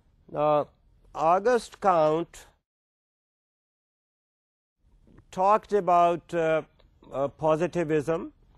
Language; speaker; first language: English; non-native, local second language; Urdu